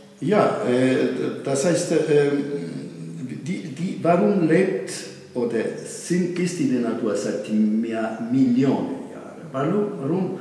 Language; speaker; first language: German; non-native, learner; Italian